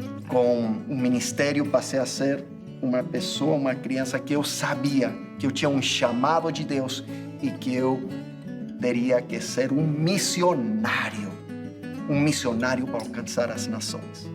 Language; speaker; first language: Portuguese; non-native, fluent; English